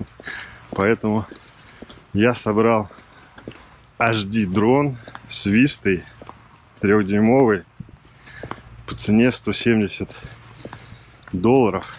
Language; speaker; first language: Russian; native; Russian